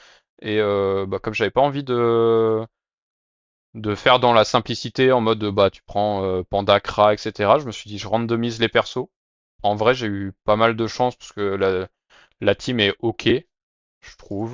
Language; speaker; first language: French; native; French